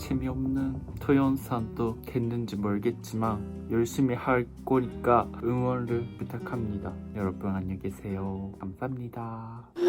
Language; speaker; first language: Korean; non-native, learner; Japanese